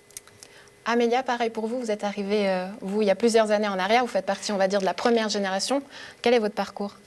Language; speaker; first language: French; native; French